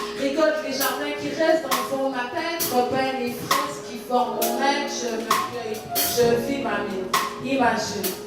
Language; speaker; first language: French; early bilingual, other home language; Haitian Creole